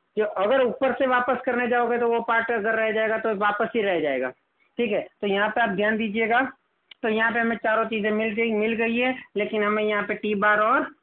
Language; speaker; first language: Hindi; non-native, local second language; Gujarati